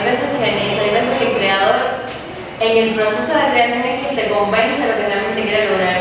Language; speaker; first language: Spanish; native; Spanish